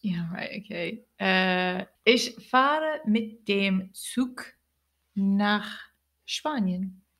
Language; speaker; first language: German; non-native, learner; English